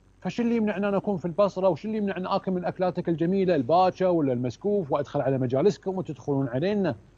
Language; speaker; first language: Arabic; native; Arabic